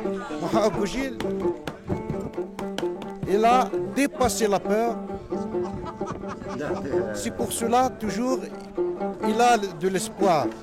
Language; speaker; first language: French; non-native, local second language; Berber languages